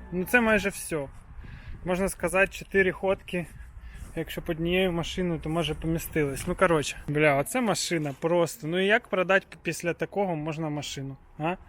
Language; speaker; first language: Ukrainian; native; Ukrainian